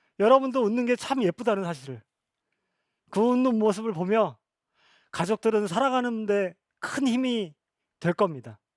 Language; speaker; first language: Korean; native; Korean